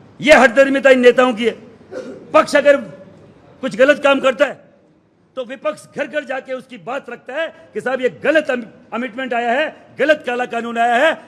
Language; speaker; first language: Hindi; native; Hindi